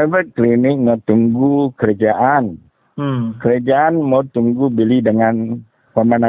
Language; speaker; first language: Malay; non-native, local second language; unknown